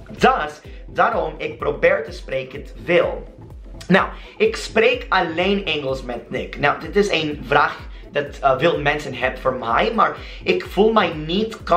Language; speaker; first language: Dutch; non-native, learner; Spanish